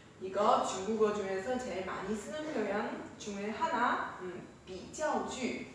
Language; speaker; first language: Korean; non-native, fluent; Chinese